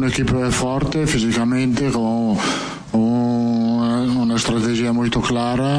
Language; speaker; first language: Portuguese; non-native, fluent; Italian